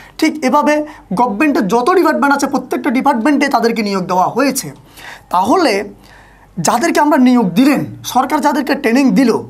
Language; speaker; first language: Bangla; native; Bangla